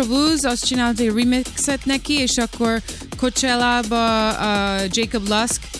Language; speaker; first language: Hungarian; early bilingual, heritage; Hungarian